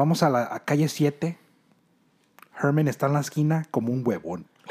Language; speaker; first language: Spanish; early bilingual, heritage; Spanish